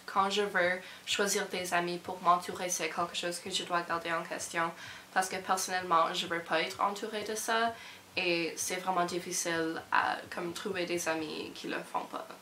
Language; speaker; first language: French; non-native, local second language; English